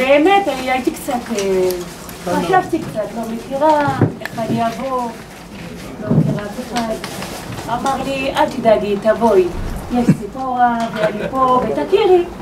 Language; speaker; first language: Hebrew; non-native, fluent; French